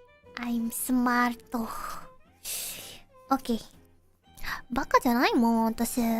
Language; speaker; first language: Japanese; non-native, learner; Indonesian